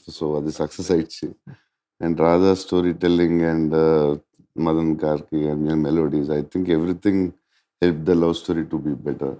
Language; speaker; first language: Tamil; non-native, local second language; Telugu